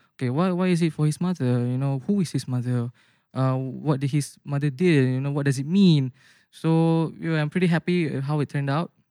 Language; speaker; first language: English; non-native, local second language; Malay